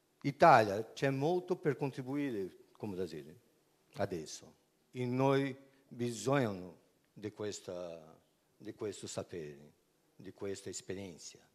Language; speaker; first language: Italian; non-native, learner; Portuguese